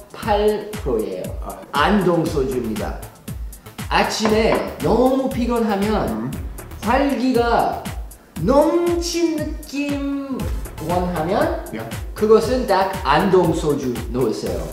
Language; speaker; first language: Korean; non-native, fluent; English